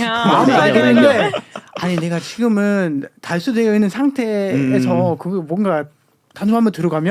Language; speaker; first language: Korean; non-native, fluent; German